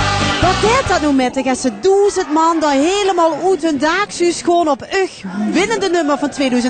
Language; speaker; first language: Dutch; native; Dutch